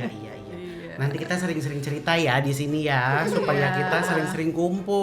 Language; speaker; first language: Indonesian; native; Indonesian